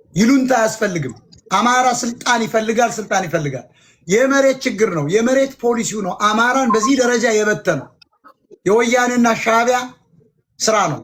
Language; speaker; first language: Amharic; native; Amharic